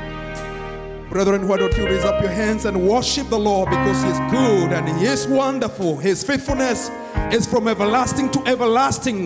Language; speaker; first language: English; non-native, local second language; Swahili